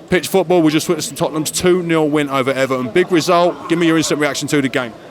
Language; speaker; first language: English; native; English